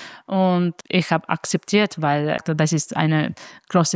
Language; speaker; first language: German; non-native, fluent; Italian